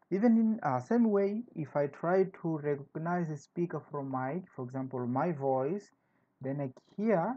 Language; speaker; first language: English; non-native, fluent; Portuguese